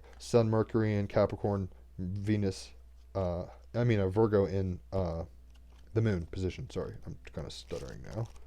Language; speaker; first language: English; native; English